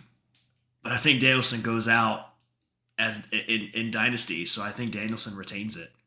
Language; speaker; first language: English; native; English